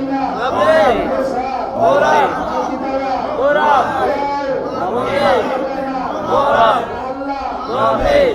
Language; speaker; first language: Arabic; non-native, learner; Bangla